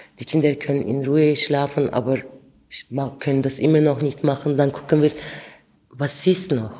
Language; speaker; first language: German; non-native, fluent; Turkish